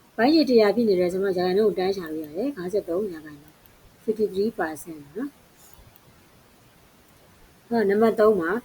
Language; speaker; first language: Burmese; native; Burmese